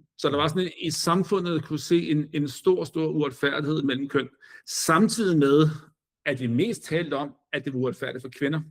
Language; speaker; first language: Danish; native; Danish